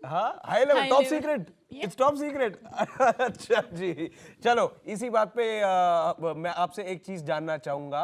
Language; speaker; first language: Hindi; native; Hindi